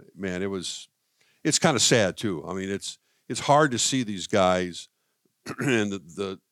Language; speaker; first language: English; native; English